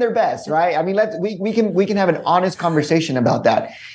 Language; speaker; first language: English; native; English